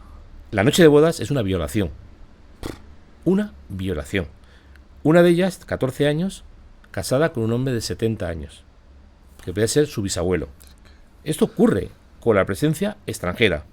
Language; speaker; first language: Spanish; native; Spanish